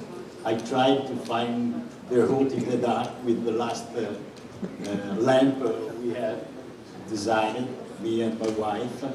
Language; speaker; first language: English; non-native, fluent; Italian